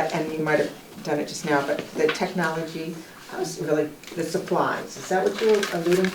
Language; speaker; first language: English; native; English